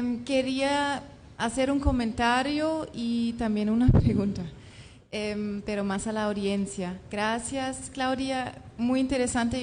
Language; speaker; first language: Spanish; non-native, fluent; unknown